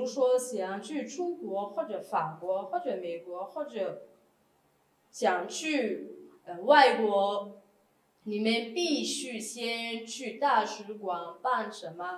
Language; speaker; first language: Chinese; non-native, fluent; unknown